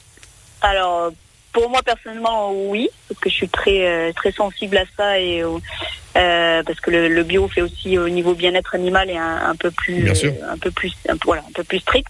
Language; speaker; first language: French; native; French